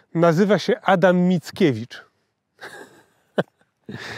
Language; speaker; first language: Polish; native; Polish